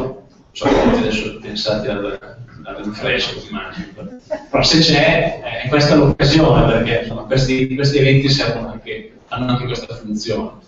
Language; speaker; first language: Italian; native; Italian